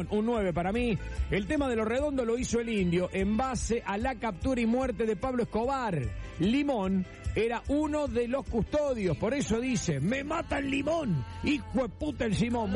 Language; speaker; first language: Spanish; native; Spanish